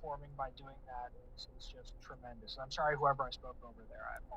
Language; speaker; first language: English; native; English